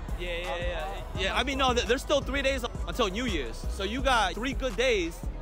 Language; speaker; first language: English; early bilingual, other home language; Chinese